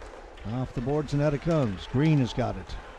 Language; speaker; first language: English; native; English